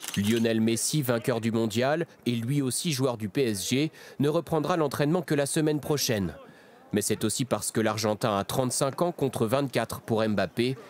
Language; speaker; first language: French; native; French